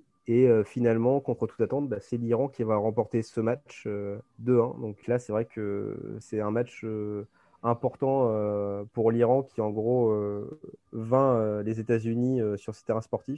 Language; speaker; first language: French; native; French